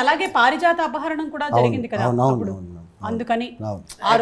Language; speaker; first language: Telugu; native; Telugu